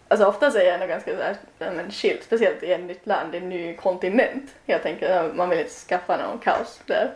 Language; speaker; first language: Swedish; non-native, local second language; Finnish